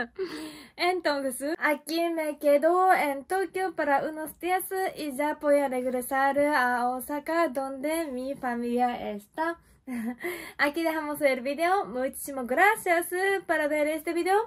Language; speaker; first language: Spanish; non-native, learner; Japanese